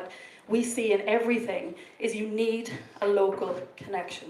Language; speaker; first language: English; native; English